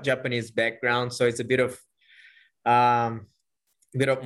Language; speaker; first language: English; non-native, fluent; Portuguese